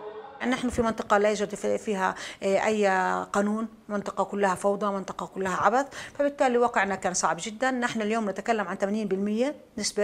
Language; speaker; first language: Arabic; native; Arabic